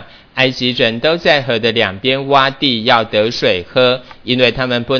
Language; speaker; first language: Chinese; native; Chinese